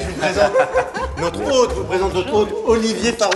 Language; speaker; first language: French; native; French